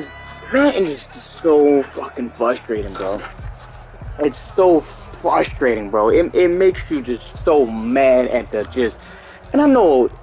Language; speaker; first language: English; native; English